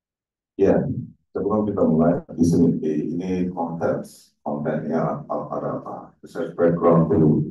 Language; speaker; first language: Indonesian; non-native, fluent; Turkish